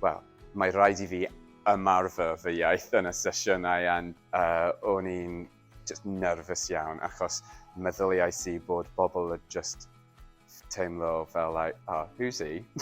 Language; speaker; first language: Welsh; non-native, learner; English